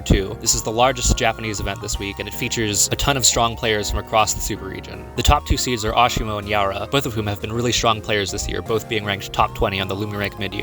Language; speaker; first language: English; native; English